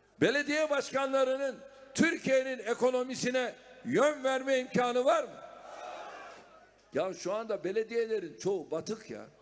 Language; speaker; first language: Turkish; native; Turkish